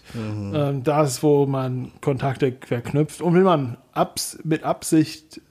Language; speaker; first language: German; non-native, fluent; English